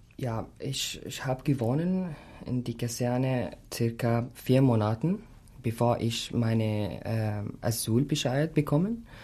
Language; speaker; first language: German; non-native, fluent; Arabic